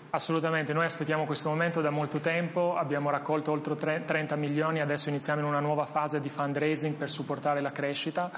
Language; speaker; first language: Italian; non-native, fluent; Albanian